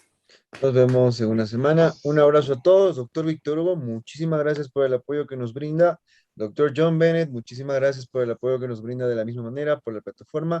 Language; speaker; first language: Spanish; native; Spanish